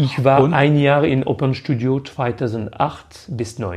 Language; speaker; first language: German; non-native, fluent; French